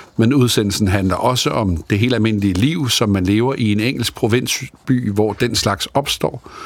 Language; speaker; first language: Danish; native; Danish